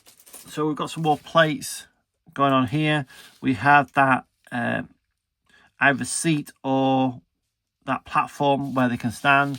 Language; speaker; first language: English; native; English